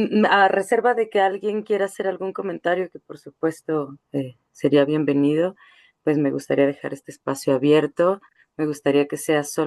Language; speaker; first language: Spanish; native; Spanish